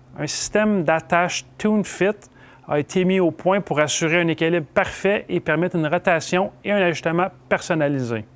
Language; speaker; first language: French; native; French